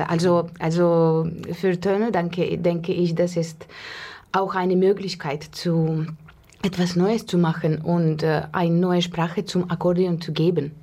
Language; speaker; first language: German; non-native, fluent; Russian